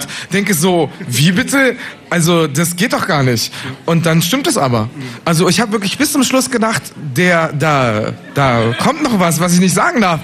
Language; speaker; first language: German; native; German